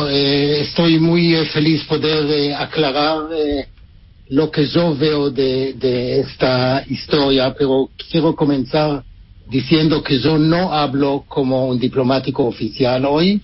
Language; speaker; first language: Spanish; non-native, fluent; Hebrew